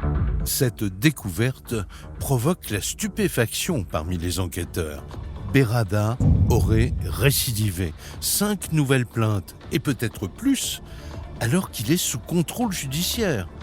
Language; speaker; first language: French; native; French